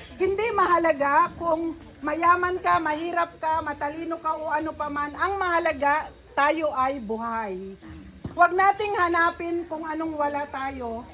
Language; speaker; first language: Filipino; non-native, local second language; Iloko